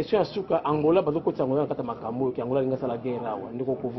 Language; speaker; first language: French; non-native, local second language; Lingala